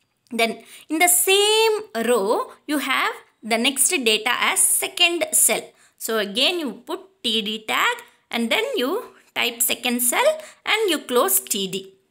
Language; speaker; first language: English; non-native, local second language; Tamil